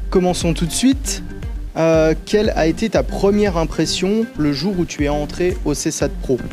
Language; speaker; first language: French; native; French